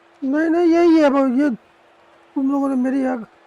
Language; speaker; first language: Hindi; native; Hindi